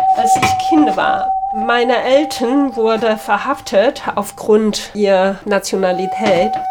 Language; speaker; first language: German; non-native, fluent; Chinese